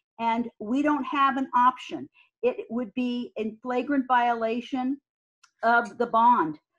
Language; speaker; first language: English; native; English